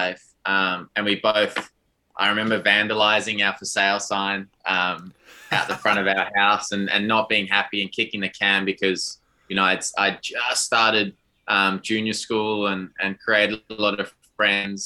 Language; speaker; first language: English; native; English